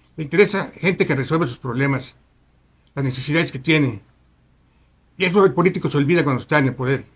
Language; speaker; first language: Spanish; native; Spanish